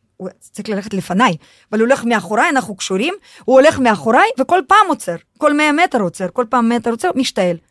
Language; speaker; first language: Hebrew; non-native, fluent; Russian